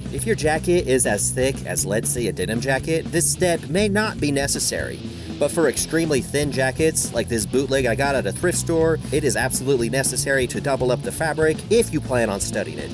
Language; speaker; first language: English; native; English